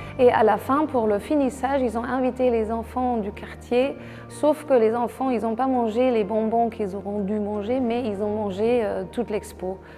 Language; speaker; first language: French; non-native, fluent; German